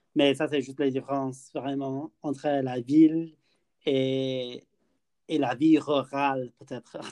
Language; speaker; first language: French; non-native, learner; English